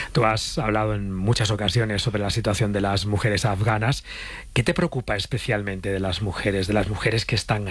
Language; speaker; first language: Spanish; native; Spanish